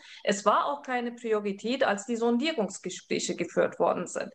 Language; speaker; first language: German; early bilingual, other home language; Turkish